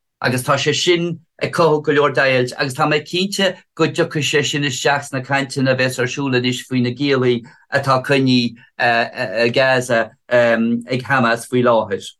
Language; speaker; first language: Irish; native; Irish